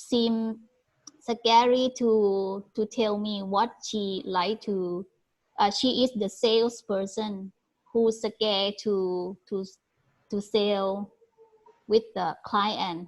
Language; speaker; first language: English; non-native, learner; Thai